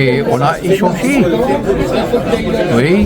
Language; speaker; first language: French; non-native, fluent; German